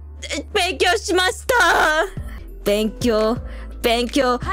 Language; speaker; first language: Japanese; non-native, learner; English